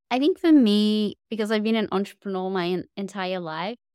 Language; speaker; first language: English; native; English